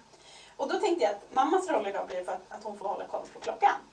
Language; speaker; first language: Swedish; native; Swedish